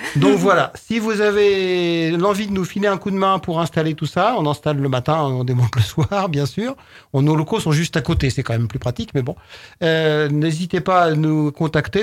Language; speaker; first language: French; native; French